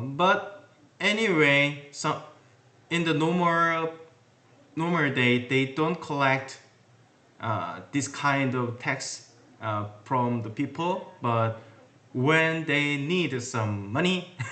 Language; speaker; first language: English; non-native, learner; Korean